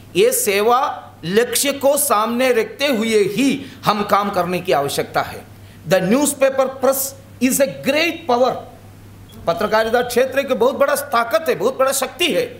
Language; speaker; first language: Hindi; non-native, local second language; Malayalam